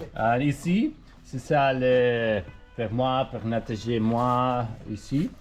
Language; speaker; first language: French; non-native, learner; Spanish